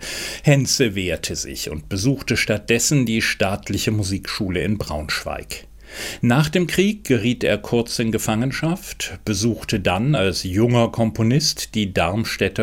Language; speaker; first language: German; native; German